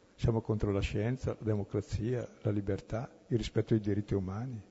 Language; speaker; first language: Italian; native; Italian